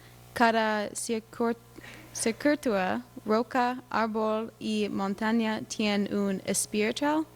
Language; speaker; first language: Spanish; non-native, learner; English